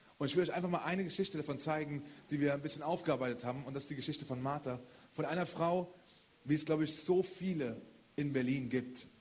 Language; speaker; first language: German; native; German